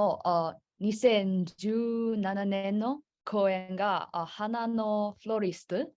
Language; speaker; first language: Japanese; non-native, learner; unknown